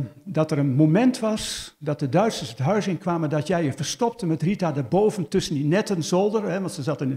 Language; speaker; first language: Dutch; native; Dutch